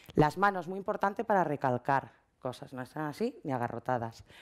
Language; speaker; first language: Spanish; native; Spanish